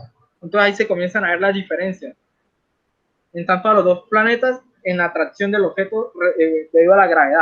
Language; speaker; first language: Spanish; native; Spanish